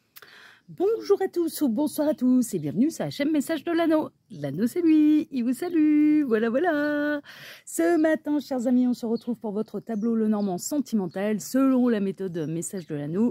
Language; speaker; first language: French; native; French